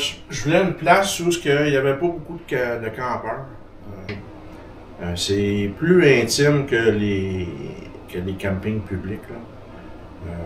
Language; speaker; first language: French; native; French